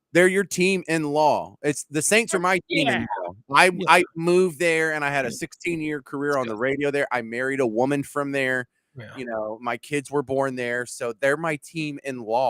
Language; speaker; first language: English; native; English